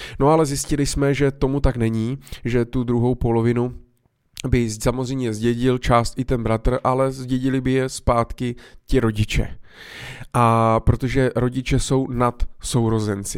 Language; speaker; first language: Czech; native; Czech